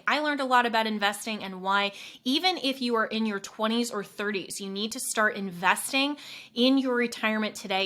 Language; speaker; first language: English; native; English